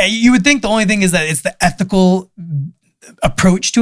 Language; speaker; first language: English; native; English